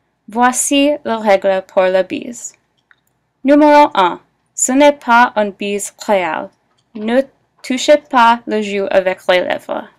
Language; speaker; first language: French; non-native, learner; English